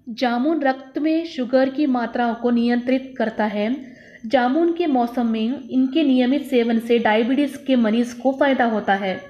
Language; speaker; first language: Hindi; non-native, local second language; Kannada